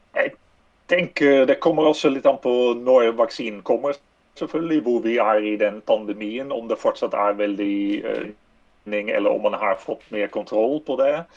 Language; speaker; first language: Norwegian; non-native, fluent; Dutch